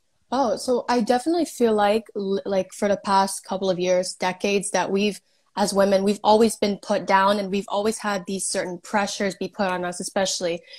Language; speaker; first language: English; native; English